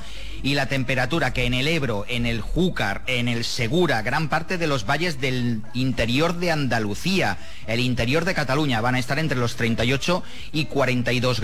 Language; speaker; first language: Spanish; native; Spanish